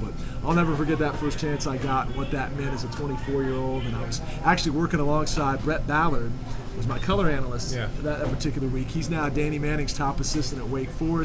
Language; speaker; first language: English; native; English